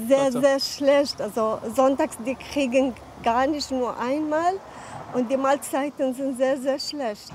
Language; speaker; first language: German; non-native, fluent; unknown